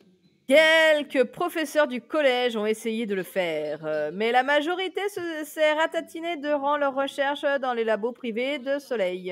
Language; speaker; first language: French; native; French